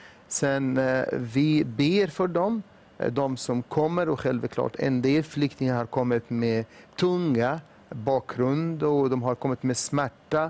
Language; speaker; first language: Swedish; non-native, fluent; Arabic